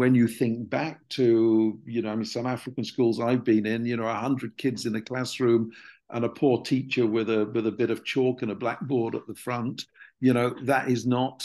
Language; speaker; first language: English; native; English